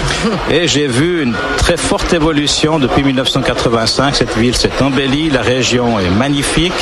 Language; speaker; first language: French; native; French